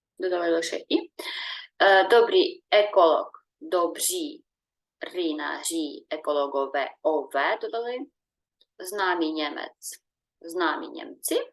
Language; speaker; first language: Czech; non-native, learner; Ukrainian